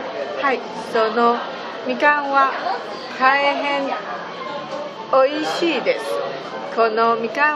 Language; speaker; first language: Japanese; non-native, learner; Chinese